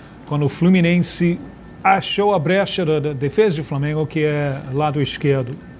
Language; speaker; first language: Portuguese; non-native, fluent; English